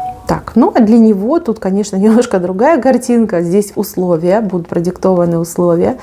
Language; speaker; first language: Russian; native; Russian